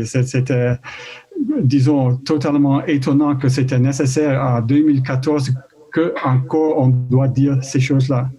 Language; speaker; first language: French; non-native, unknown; Dutch